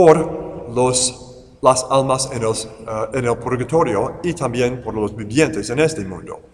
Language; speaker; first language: Spanish; non-native, fluent; English